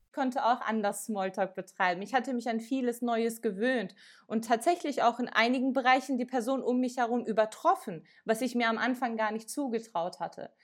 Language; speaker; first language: German; early bilingual, other home language; Turkish